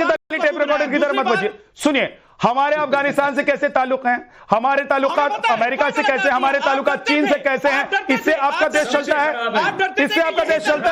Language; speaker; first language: Hindi; native; Hindi